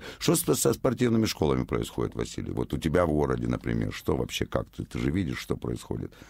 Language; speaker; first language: Russian; native; Russian